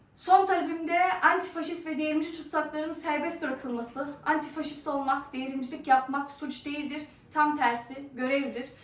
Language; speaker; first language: Turkish; early bilingual, heritage; Turkish